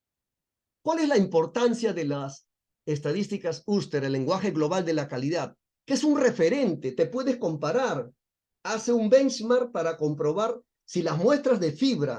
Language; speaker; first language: Spanish; native; Spanish